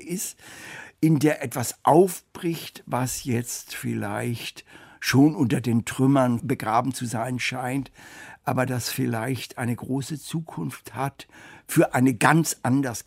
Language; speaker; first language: German; native; German